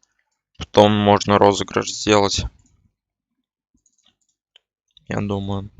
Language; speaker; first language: Russian; native; Russian